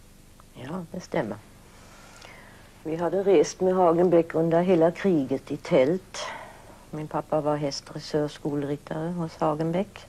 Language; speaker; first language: Swedish; early bilingual, other home language; German